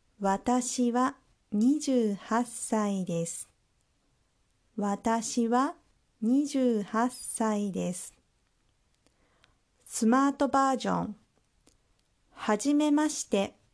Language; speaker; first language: Japanese; non-native, learner; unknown